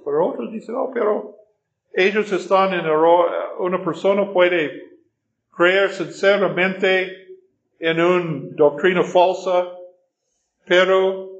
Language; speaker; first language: Spanish; non-native, fluent; English